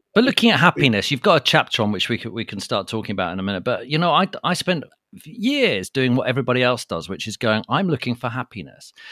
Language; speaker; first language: English; native; English